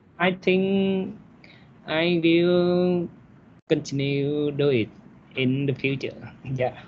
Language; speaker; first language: English; non-native, learner; Vietnamese